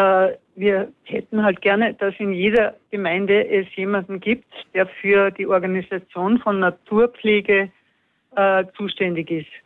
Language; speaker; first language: German; native; German